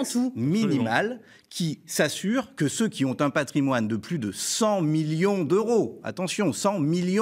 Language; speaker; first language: French; native; French